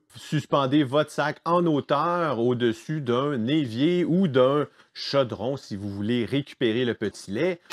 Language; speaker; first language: French; native; French